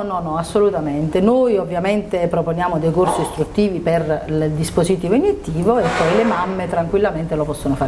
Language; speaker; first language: Italian; native; Italian